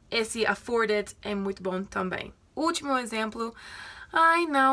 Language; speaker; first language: Portuguese; non-native, fluent; English